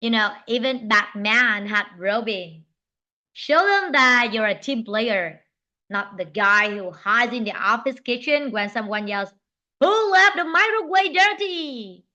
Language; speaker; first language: English; non-native, fluent; Vietnamese